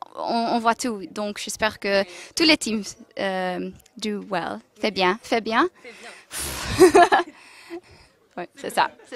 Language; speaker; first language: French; non-native, local second language; Dutch